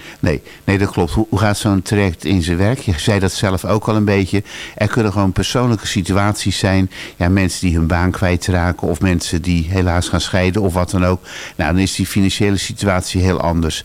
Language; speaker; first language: Dutch; native; Dutch